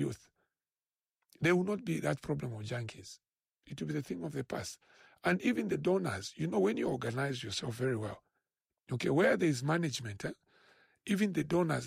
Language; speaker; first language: English; non-native, local second language; Bemba